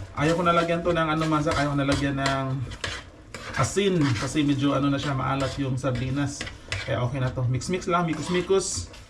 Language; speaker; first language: Filipino; non-native, local second language; Cebuano